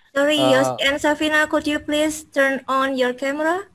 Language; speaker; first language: English; non-native, fluent; Indonesian